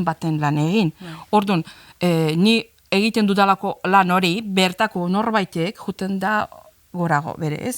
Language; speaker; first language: Basque; non-native, fluent; Azerbaijani